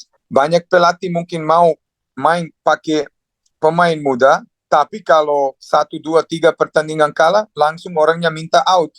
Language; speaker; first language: Indonesian; non-native, fluent; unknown